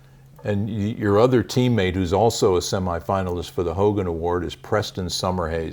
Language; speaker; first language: English; native; English